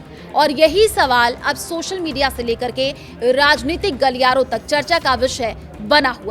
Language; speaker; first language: Hindi; native; Hindi